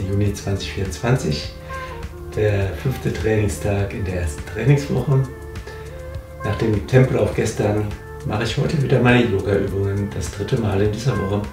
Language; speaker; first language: German; native; German